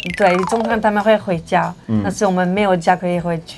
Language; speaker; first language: Chinese; non-native, fluent; French